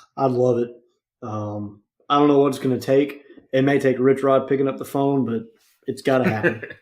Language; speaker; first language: English; native; English